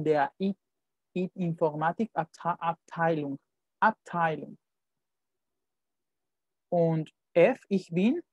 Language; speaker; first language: German; non-native, fluent; Spanish